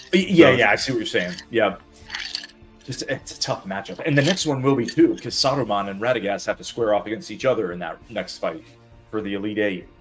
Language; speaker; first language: English; native; English